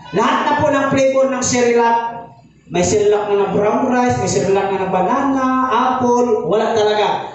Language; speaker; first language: Filipino; native; Filipino